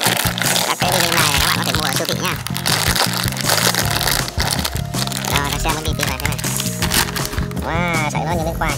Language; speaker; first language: Vietnamese; native; Vietnamese